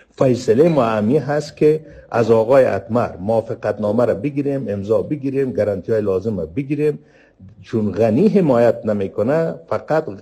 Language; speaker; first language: Persian; native; Persian